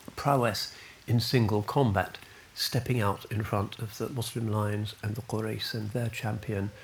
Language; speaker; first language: English; native; English